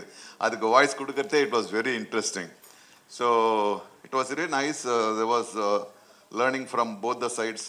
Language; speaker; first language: Tamil; native; Tamil